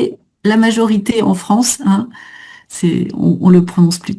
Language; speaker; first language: French; native; French